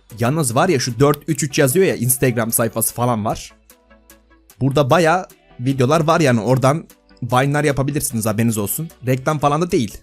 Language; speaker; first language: Turkish; native; Turkish